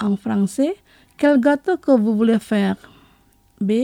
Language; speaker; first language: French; non-native, local second language; Indonesian